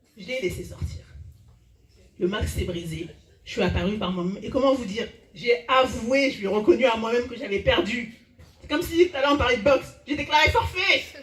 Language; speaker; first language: French; early bilingual, other home language; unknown